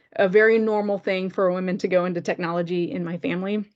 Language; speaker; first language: English; native; English